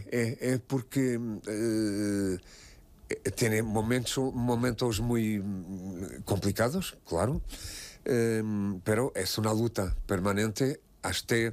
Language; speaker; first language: Spanish; non-native, fluent; Portuguese